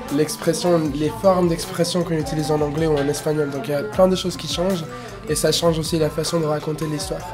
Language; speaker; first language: French; non-native, fluent; Spanish